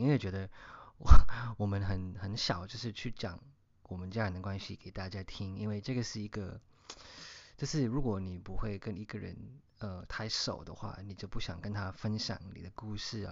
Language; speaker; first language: Chinese; early bilingual, heritage; Chinese